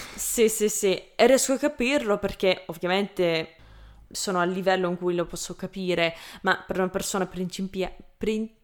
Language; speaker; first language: Italian; non-native, fluent; English